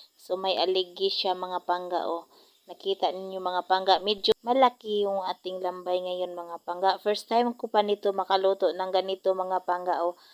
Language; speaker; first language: Filipino; non-native, local second language; Hiligaynon